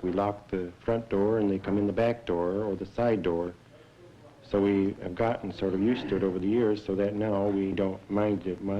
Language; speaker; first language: English; native; English